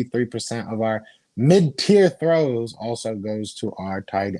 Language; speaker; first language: English; native; English